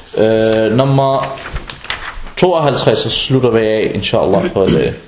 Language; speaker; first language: Danish; non-native, fluent; Arabic